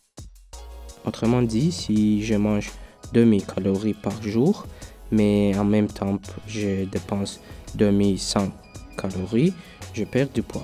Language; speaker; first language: French; non-native, learner; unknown